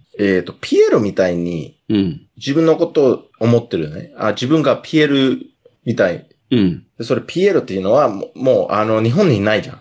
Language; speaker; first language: Japanese; non-native, fluent; English